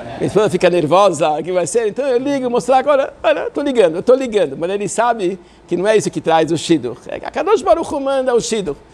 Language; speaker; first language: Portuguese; non-native, fluent; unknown